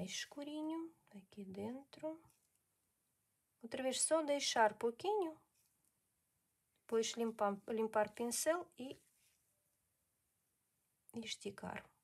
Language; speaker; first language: Portuguese; non-native, learner; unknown